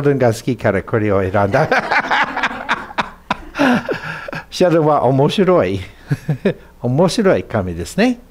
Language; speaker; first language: Japanese; non-native, fluent; English